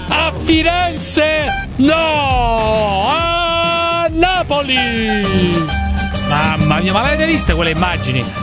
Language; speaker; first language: Italian; native; Italian